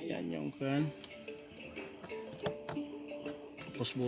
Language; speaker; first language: Filipino; non-native, local second language; Cebuano